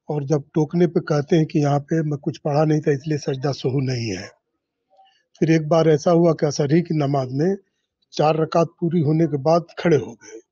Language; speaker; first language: Hindi; native; Hindi